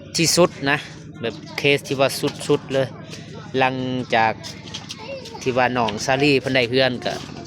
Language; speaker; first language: Lao; native; Lao